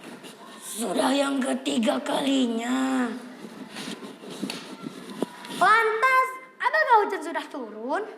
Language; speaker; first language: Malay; non-native, local second language; Javanese